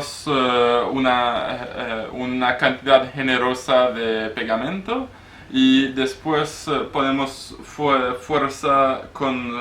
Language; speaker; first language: Spanish; non-native, learner; French